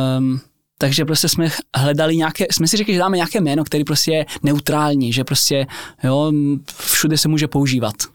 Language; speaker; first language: Czech; early bilingual, heritage; Czech